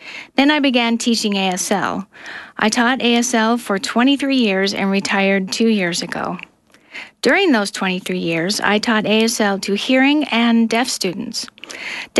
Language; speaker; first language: English; non-native, local second language; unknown